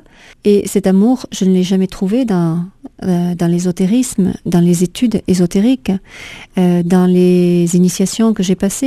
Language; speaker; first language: French; native; French